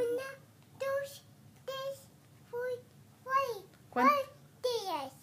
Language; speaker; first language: Spanish; early bilingual, heritage; Spanish